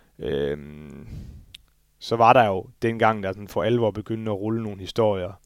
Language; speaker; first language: Danish; native; Danish